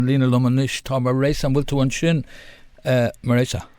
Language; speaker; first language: Irish; non-native, local second language; English